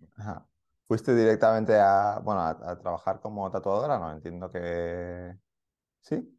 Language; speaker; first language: Spanish; native; Spanish